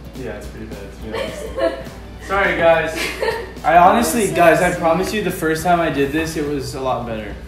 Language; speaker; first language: English; native; English